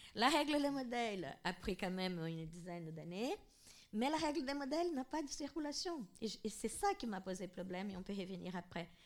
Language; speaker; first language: French; non-native, fluent; Portuguese